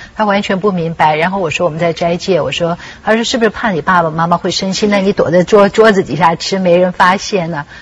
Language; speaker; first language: Chinese; native; Chinese